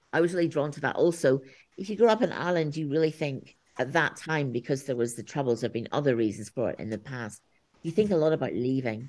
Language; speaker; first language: English; native; English